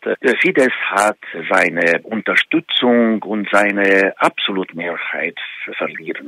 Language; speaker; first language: German; non-native, fluent; Hungarian